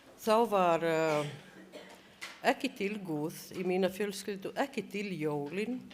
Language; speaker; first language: Icelandic; non-native, learner; Latvian